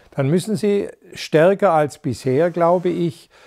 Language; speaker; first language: German; native; German